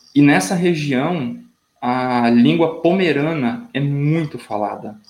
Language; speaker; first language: Portuguese; native; Portuguese